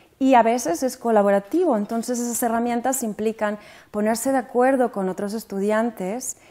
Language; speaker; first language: Spanish; native; Spanish